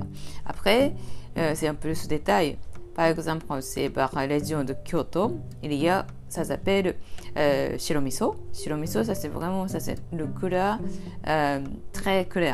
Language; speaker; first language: French; non-native, fluent; Japanese